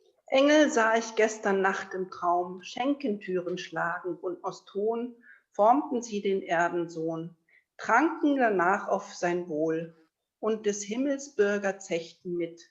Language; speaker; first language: German; native; German